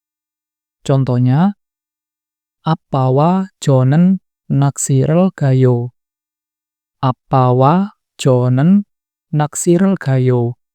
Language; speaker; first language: Korean; non-native, fluent; Indonesian